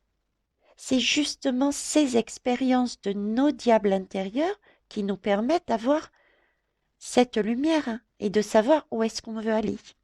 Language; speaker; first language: French; native; French